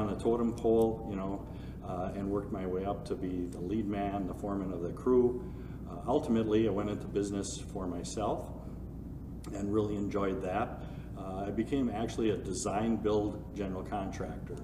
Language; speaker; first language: English; native; English